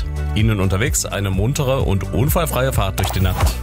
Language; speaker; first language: German; native; German